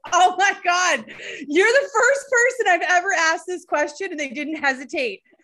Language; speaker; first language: English; native; English